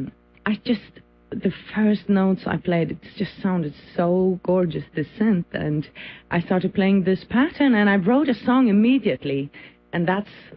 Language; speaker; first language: English; non-native, fluent; Faroese